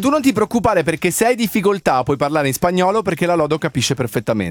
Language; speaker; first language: Italian; native; Italian